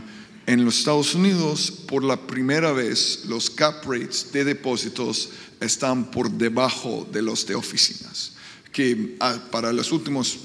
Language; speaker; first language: Spanish; non-native, fluent; English